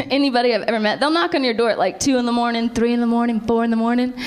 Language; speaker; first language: English; native; English